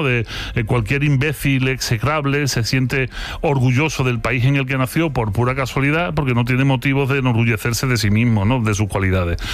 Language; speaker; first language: Spanish; native; Spanish